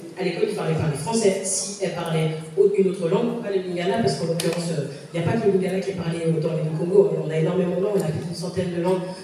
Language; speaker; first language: French; native; French